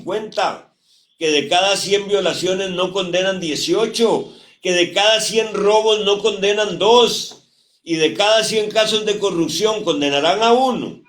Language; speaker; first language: Spanish; native; Spanish